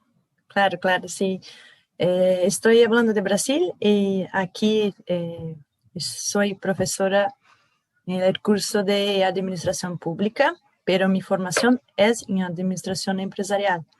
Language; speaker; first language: Spanish; non-native, fluent; Portuguese